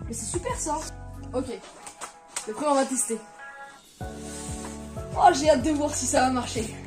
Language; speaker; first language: French; native; French